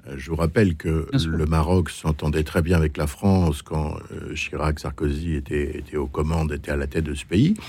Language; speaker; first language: French; native; French